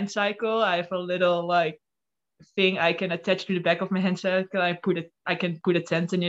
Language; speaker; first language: English; non-native, fluent; Dutch